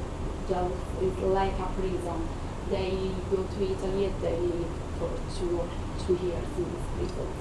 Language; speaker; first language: English; non-native, fluent; Italian